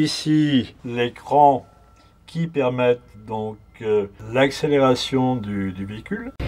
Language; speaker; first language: French; native; French